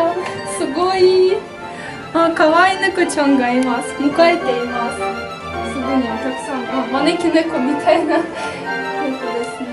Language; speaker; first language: Japanese; non-native, fluent; Russian